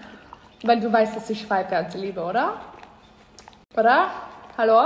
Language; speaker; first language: German; non-native, fluent; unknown